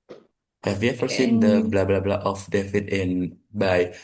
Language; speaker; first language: English; non-native, fluent; Indonesian